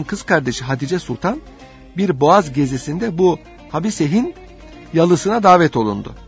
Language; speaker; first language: Turkish; native; Turkish